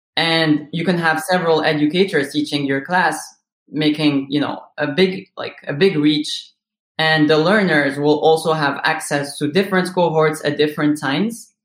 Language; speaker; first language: English; non-native, fluent; Arabic